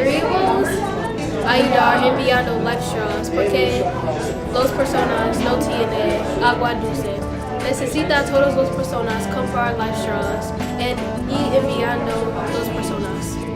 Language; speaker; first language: Spanish; non-native, learner; English